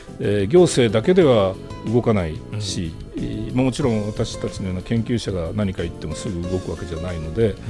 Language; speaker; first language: Japanese; native; Japanese